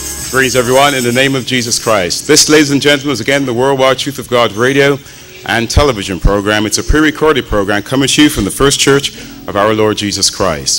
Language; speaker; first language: English; native; English